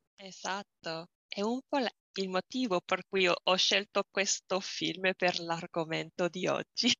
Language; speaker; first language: Italian; non-native, learner; English